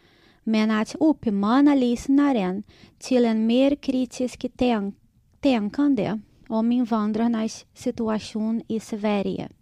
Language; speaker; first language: Swedish; non-native, fluent; Portuguese